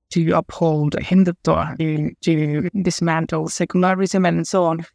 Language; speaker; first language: English; non-native, local second language; Nepali